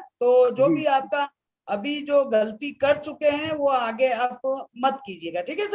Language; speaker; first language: Hindi; native; Hindi